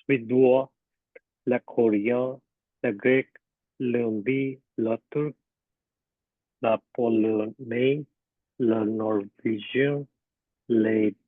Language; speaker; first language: French; non-native, learner; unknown